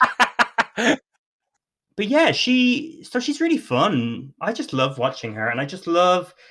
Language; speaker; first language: English; native; English